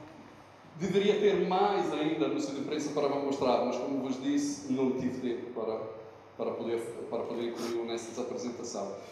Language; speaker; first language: Portuguese; non-native, fluent; Italian